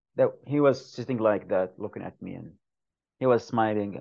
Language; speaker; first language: English; non-native, fluent; Arabic